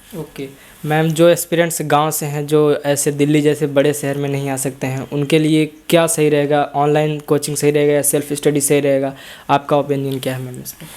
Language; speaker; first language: Hindi; native; Hindi